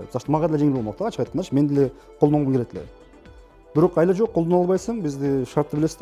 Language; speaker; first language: Kyrgyz; native; Kyrgyz